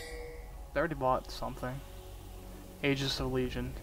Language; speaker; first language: English; native; English